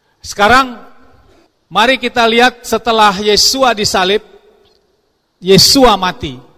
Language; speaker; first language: Indonesian; non-native, local second language; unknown